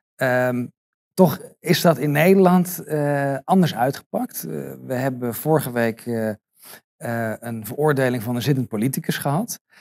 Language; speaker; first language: Dutch; native; Dutch